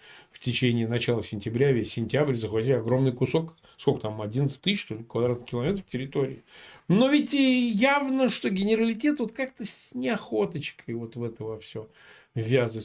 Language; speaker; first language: Russian; native; Russian